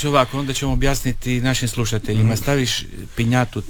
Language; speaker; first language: Serbian; native; Serbian